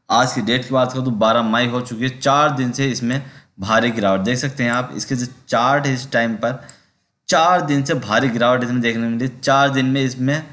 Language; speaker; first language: Hindi; native; Hindi